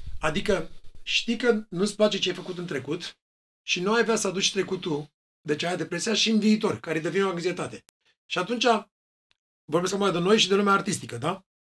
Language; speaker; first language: Romanian; native; Romanian